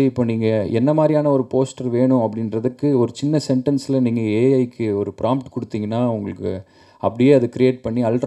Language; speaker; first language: Tamil; native; Tamil